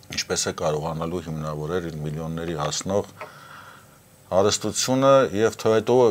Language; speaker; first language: Armenian; native; Armenian